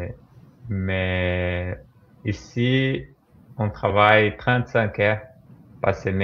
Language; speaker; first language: French; non-native, fluent; Portuguese